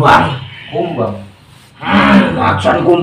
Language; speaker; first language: Indonesian; non-native, local second language; Javanese